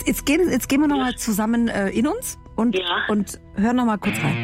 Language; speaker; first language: German; native; German